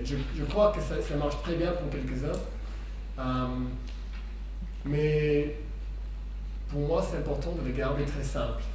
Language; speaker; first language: French; non-native, fluent; English